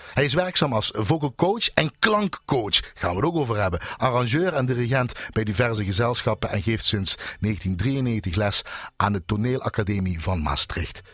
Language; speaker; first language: Dutch; native; Dutch